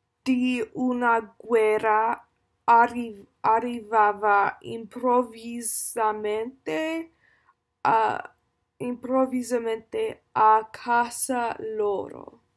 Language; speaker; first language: Italian; non-native, learner; English